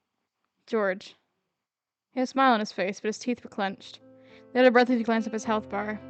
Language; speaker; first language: English; native; English